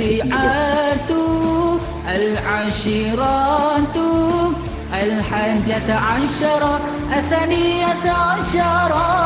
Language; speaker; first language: Arabic; non-native, learner; Malay